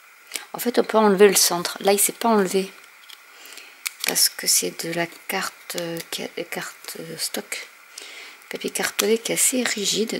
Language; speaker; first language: French; native; French